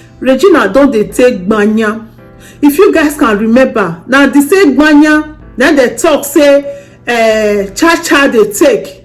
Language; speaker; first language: Nigerian Pidgin; native; Nigerian Pidgin